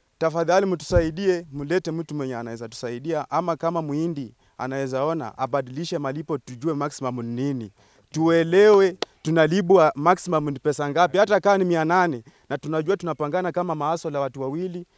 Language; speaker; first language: Swahili; non-native, local second language; Luyia